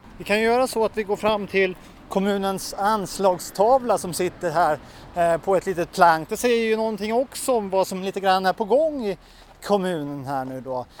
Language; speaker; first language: Swedish; native; Swedish